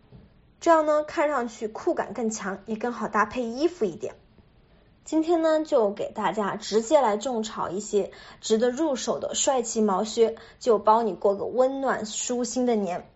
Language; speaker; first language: Chinese; native; Chinese